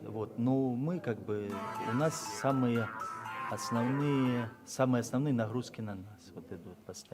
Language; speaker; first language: Russian; native; Russian